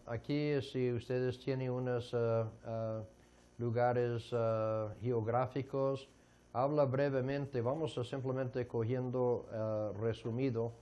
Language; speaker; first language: Spanish; non-native, fluent; English